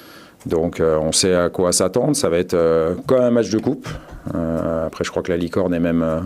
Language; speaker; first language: French; native; French